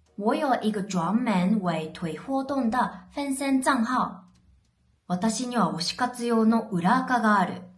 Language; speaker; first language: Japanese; native; Japanese